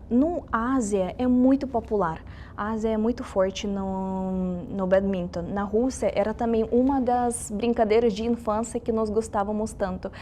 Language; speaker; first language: Portuguese; non-native, fluent; Russian